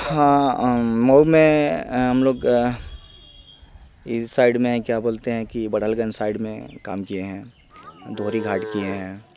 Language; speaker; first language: Hindi; native; Hindi